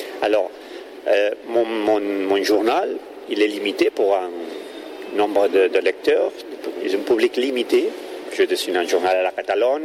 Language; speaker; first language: French; non-native, learner; Catalan